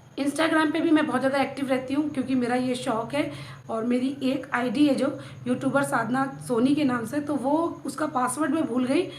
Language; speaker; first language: Hindi; native; Hindi